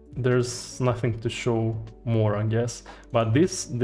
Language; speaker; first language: English; non-native, fluent; Russian